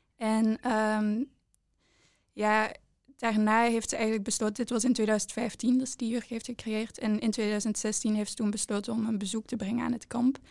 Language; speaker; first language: Dutch; native; Dutch